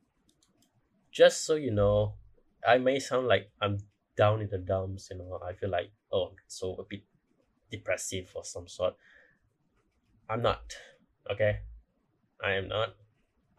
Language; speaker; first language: English; non-native, local second language; Chinese